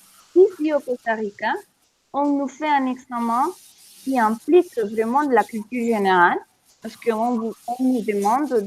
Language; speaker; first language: French; non-native, fluent; Spanish